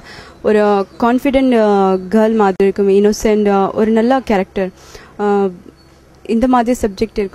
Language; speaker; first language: Tamil; non-native, learner; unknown